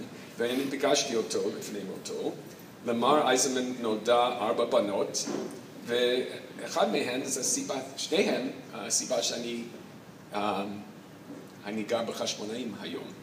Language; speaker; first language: Hebrew; non-native, fluent; English